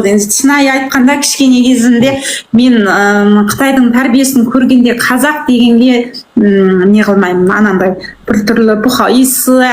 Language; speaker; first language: Kazakh; early bilingual, heritage; Kazakh